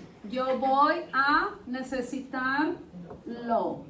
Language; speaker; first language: Spanish; non-native, fluent; English